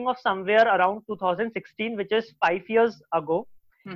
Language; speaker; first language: English; non-native, local second language; Hindi